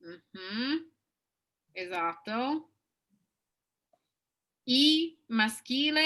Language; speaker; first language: Italian; non-native, fluent; English